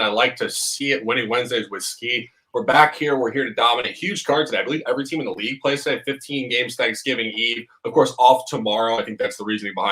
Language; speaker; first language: English; native; English